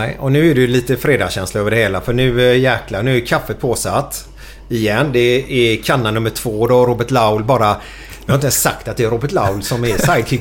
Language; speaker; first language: Swedish; native; Swedish